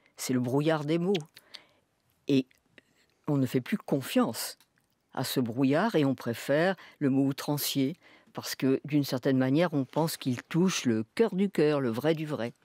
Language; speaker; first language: French; native; French